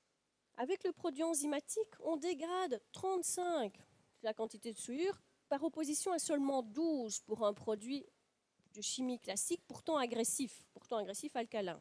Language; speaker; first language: French; native; French